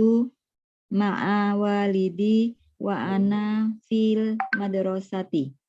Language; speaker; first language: Arabic; non-native, learner; Indonesian